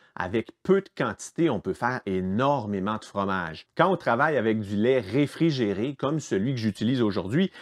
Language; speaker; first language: French; native; French